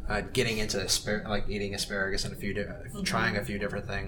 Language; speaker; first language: English; native; English